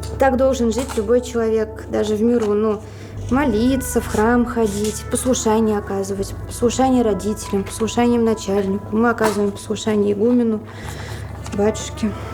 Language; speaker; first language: Russian; native; Russian